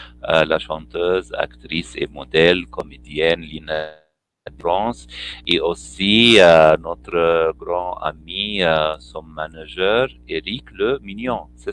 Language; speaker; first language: French; non-native, fluent; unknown